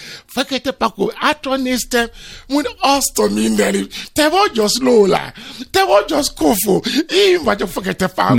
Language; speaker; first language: Hungarian; non-native, fluent; Yoruba